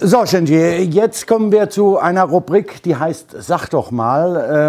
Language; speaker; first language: German; native; German